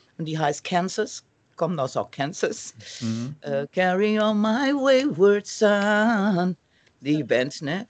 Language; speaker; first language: German; non-native, fluent; Romanian